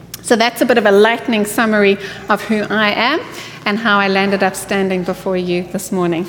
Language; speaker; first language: English; native; English